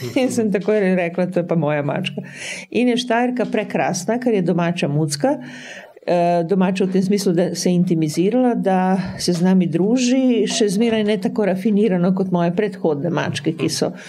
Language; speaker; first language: Slovenian; native; Slovenian